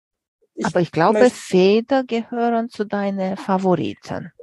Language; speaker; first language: German; non-native, fluent; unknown